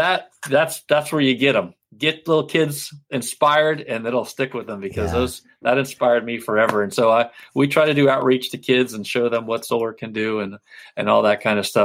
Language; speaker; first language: English; native; English